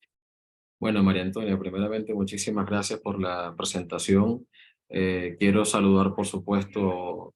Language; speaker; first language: Spanish; native; Spanish